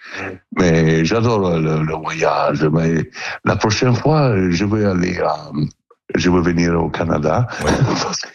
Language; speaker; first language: French; non-native, fluent; Italian